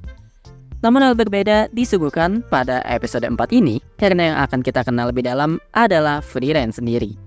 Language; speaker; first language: Indonesian; native; Indonesian